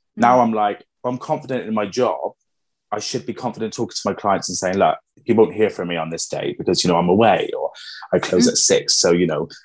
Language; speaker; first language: English; native; English